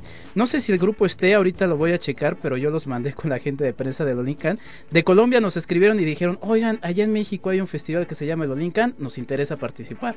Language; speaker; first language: Spanish; native; Spanish